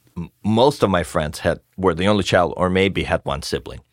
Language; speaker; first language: English; non-native, fluent; Russian